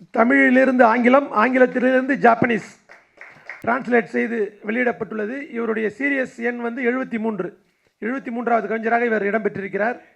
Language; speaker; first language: Tamil; native; Tamil